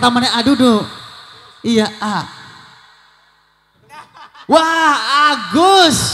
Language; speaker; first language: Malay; non-native, local second language; Javanese